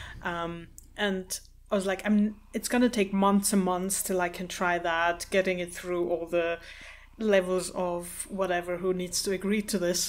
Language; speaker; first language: English; non-native, fluent; German